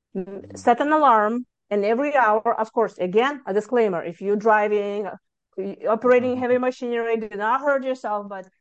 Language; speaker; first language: English; non-native, fluent; Lithuanian